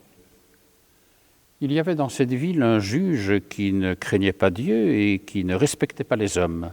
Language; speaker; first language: French; native; French